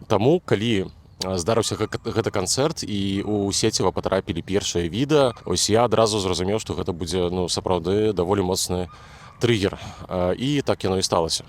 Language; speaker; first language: Belarusian; native; Belarusian